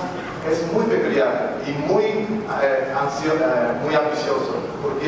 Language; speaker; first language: Spanish; non-native, fluent; Japanese